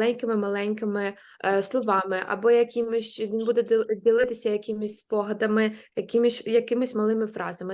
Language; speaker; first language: Ukrainian; native; Ukrainian